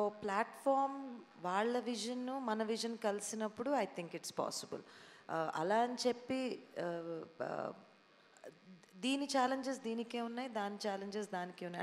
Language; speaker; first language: Telugu; native; Telugu